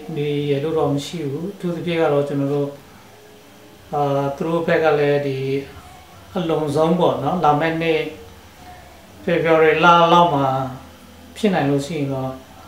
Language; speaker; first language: Burmese; non-native, local second language; Western Kayah